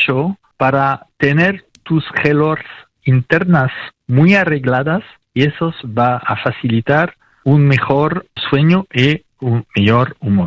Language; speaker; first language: Spanish; non-native, fluent; French